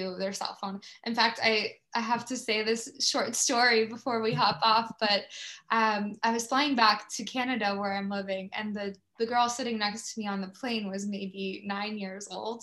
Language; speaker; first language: English; native; English